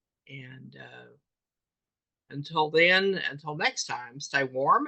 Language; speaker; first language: English; native; English